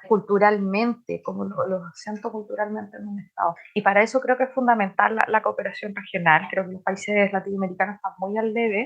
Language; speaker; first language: Spanish; native; Spanish